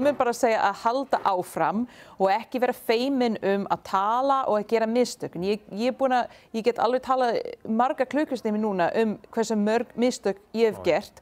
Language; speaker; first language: Icelandic; non-native, fluent; English